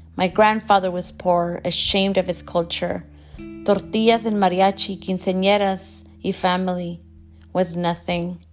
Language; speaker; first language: English; early bilingual, other home language; Spanish